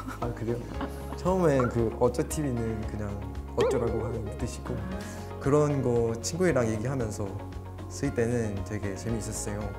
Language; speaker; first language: Korean; non-native, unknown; Malay